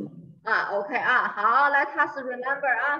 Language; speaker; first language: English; non-native, learner; Chinese